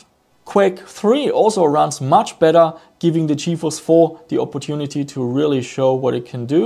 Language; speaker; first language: English; non-native, fluent; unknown